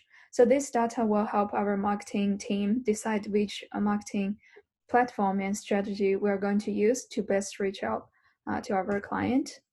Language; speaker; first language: English; non-native, learner; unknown